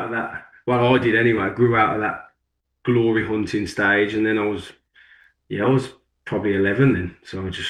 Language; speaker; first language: English; native; English